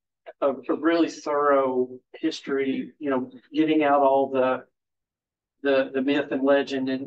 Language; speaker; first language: English; native; English